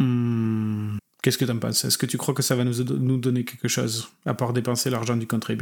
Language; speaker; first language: French; native; French